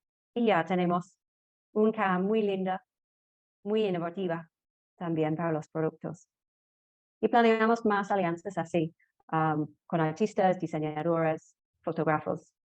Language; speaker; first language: Spanish; non-native, fluent; English